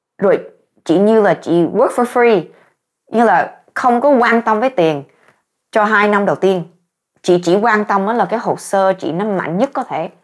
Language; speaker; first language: Vietnamese; early bilingual, heritage; Vietnamese